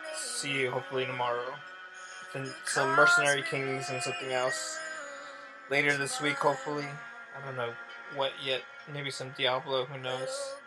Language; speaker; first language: English; native; English